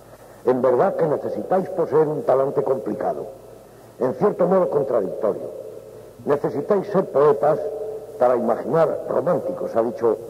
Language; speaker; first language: Spanish; native; Spanish